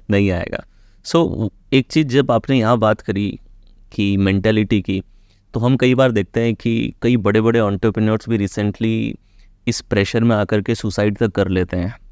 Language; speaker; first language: Hindi; native; Hindi